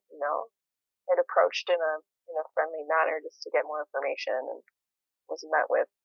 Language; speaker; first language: English; native; English